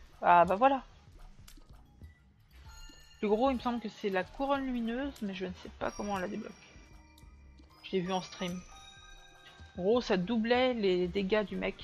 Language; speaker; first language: French; native; French